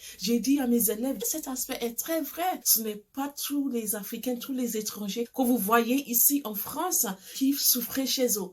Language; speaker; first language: French; non-native, fluent; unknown